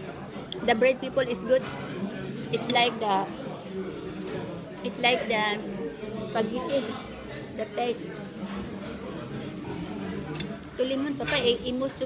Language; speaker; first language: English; non-native, local second language; Filipino